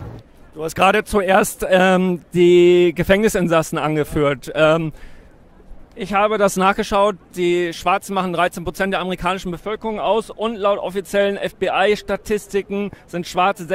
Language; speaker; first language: German; native; German